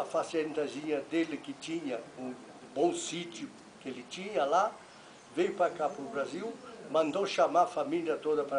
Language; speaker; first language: Portuguese; non-native, fluent; Italian